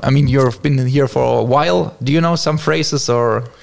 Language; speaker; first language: English; non-native, fluent; German